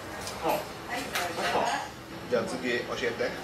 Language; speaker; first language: Japanese; non-native, fluent; Indonesian